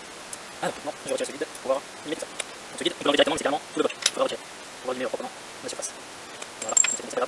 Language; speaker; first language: French; native; French